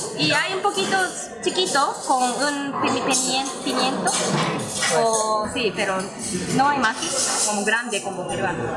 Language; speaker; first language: Spanish; non-native, learner; Japanese